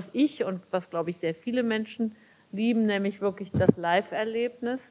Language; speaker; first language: German; native; German